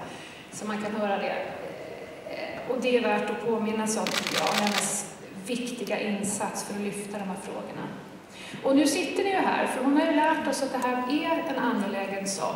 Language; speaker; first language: Swedish; native; Swedish